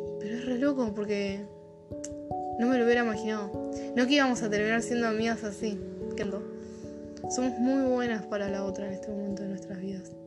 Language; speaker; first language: Spanish; native; Spanish